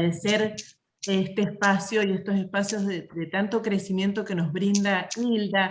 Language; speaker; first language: Spanish; native; Spanish